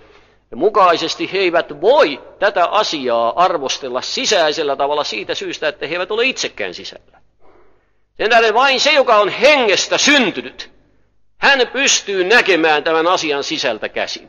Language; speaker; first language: Finnish; native; Finnish